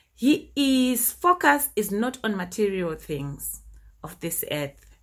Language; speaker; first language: English; non-native, local second language; Shona